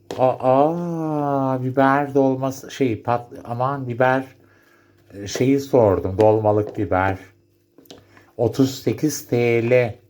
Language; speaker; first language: Turkish; native; Turkish